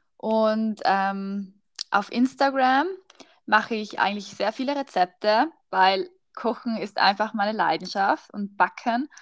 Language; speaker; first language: German; native; German